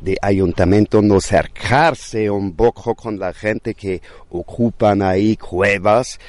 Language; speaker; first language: Spanish; non-native, learner; German